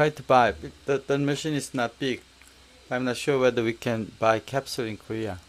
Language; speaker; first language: English; non-native, learner; Korean